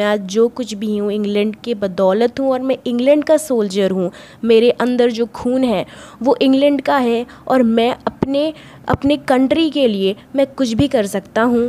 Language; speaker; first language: Hindi; native; Hindi